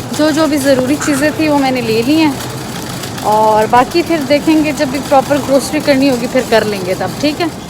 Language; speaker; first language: Urdu; native; Urdu